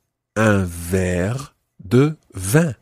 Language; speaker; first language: French; non-native, fluent; English